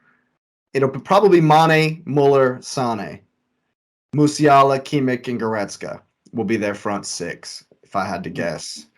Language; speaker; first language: English; native; English